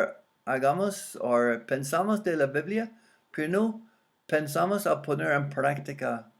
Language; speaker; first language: Spanish; non-native, fluent; English